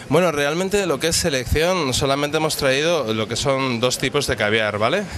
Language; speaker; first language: Spanish; native; Spanish